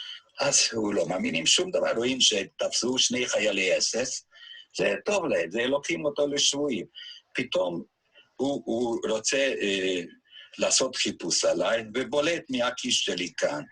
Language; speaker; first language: Hebrew; non-native, fluent; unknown